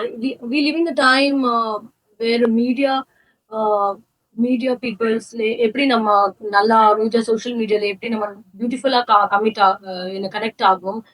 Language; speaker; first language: Tamil; non-native, learner; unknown